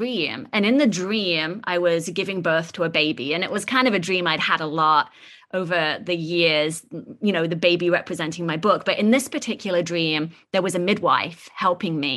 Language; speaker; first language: English; native; English